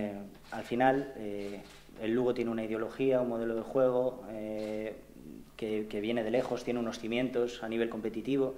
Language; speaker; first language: Spanish; native; Spanish